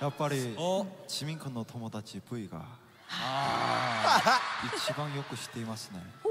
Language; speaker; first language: Japanese; non-native, learner; Korean